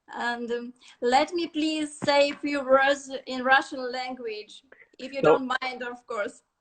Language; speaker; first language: English; non-native, fluent; Russian